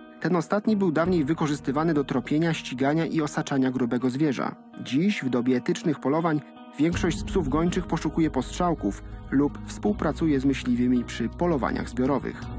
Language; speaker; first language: Polish; native; Polish